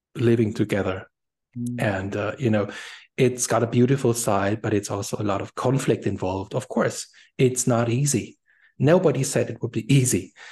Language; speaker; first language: English; non-native, fluent; German